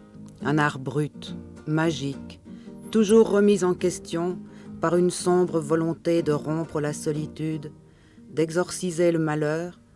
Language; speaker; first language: French; native; French